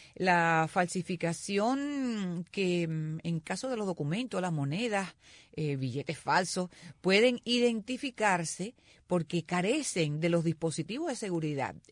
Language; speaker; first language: Spanish; native; Spanish